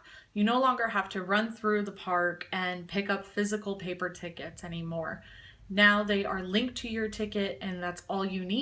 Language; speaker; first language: English; native; English